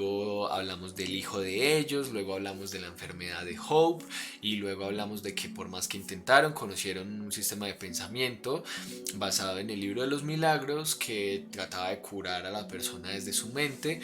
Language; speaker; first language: Spanish; native; Spanish